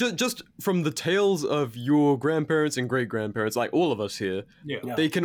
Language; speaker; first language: English; native; English